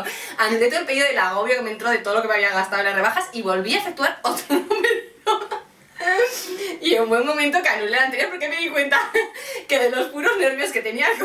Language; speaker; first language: Spanish; native; Spanish